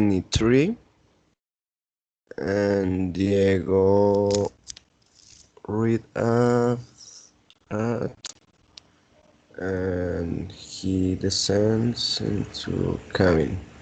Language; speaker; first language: English; non-native, learner; Spanish